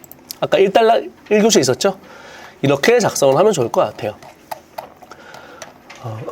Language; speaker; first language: Korean; native; Korean